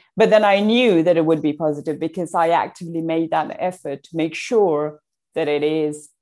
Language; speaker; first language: English; non-native, fluent; Persian